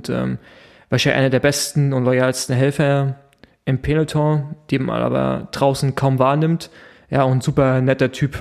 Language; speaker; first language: German; native; German